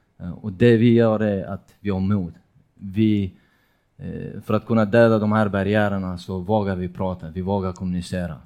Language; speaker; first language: Swedish; non-native, fluent; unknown